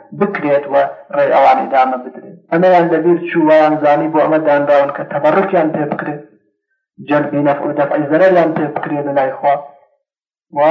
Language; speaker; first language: Central Kurdish; non-native, local second language; Gurani